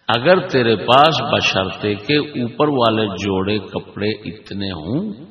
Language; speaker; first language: Urdu; non-native, local second language; Punjabi